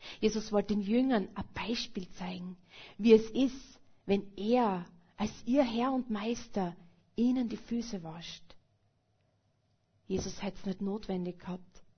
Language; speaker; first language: German; native; German